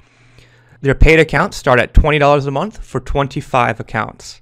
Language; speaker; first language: English; native; English